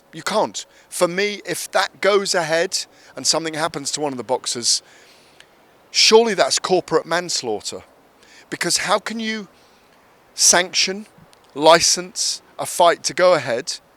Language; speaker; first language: English; native; English